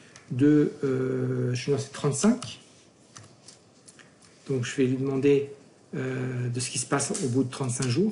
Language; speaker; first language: French; native; French